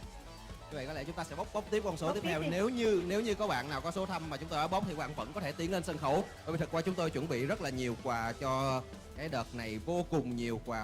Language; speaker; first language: Vietnamese; native; Vietnamese